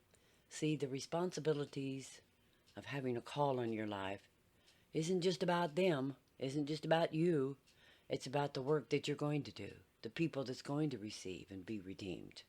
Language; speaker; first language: English; native; English